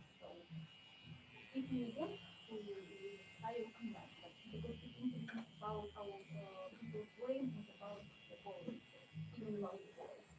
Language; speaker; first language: English; non-native, learner; Ukrainian